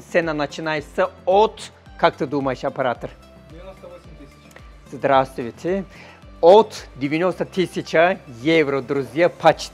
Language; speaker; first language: Russian; non-native, learner; Turkish